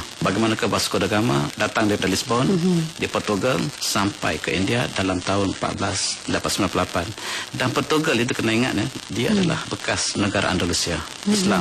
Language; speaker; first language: Malay; native; Malay